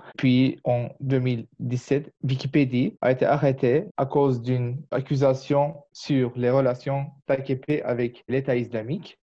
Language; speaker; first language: French; non-native, fluent; Turkish